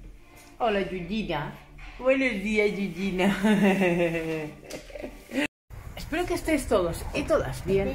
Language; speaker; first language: Spanish; native; Spanish